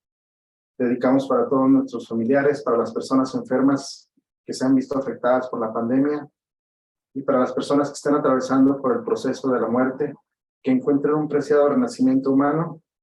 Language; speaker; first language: Spanish; native; Spanish